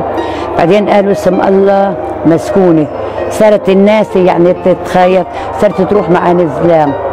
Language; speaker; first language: Arabic; native; Arabic